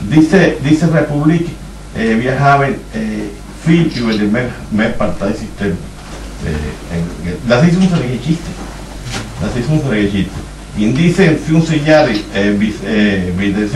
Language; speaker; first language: German; non-native, fluent; Spanish